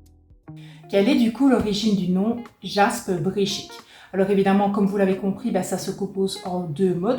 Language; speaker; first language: French; native; French